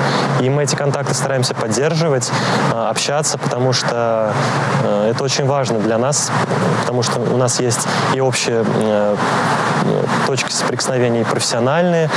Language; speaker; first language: Russian; native; Russian